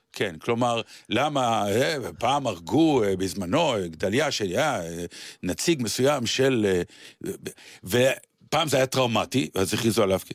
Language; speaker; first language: Hebrew; native; Hebrew